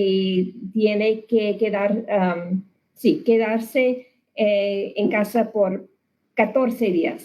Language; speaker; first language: Spanish; non-native, learner; English